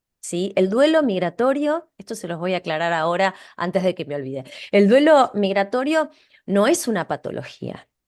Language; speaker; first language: Spanish; native; Spanish